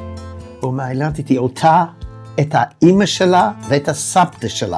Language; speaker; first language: Hebrew; non-native, fluent; English